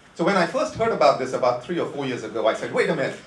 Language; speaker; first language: English; non-native, local second language; Konkani